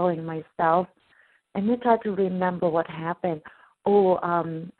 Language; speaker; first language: English; non-native, fluent; Thai